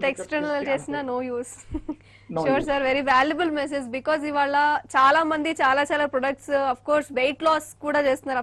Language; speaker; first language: Telugu; native; Telugu